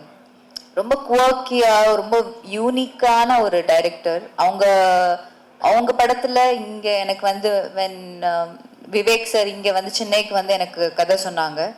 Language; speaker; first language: Tamil; early bilingual, heritage; Tamil